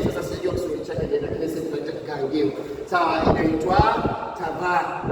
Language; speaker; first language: Swahili; native; Swahili